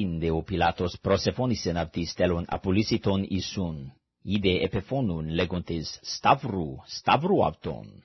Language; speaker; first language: Greek; non-native, fluent; English